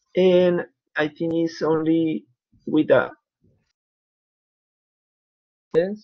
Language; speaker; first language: English; non-native, learner; Spanish